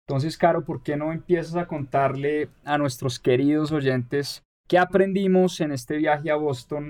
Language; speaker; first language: Spanish; native; Spanish